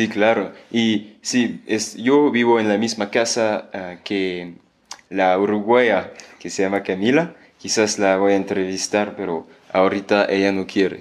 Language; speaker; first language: Spanish; non-native, fluent; French